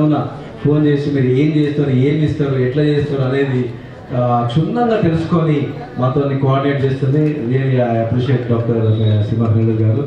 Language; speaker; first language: Telugu; native; Telugu